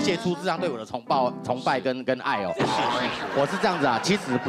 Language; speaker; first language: Chinese; native; Chinese